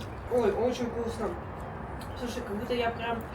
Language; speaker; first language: Russian; native; Russian